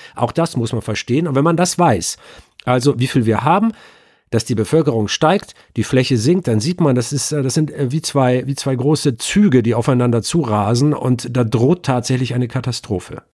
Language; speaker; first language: German; native; German